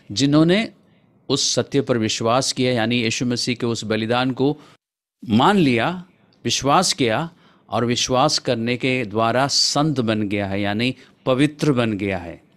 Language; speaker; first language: Hindi; non-native, local second language; Malayalam